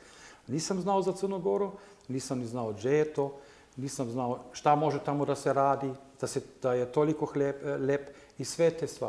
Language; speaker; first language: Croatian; non-native, learner; German